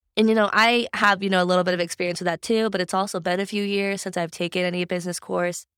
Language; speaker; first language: English; native; English